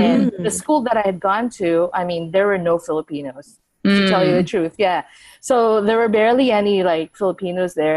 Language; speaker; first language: English; non-native, local second language; Filipino